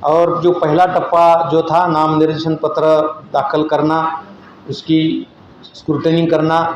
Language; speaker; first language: Hindi; non-native, local second language; Marathi